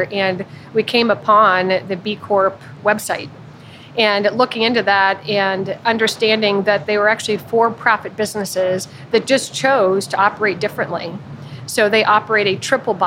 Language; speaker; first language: English; native; English